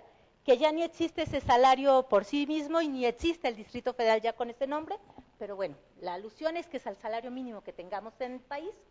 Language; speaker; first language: Spanish; native; Spanish